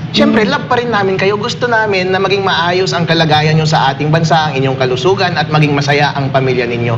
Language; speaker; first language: Filipino; non-native, local second language; Iloko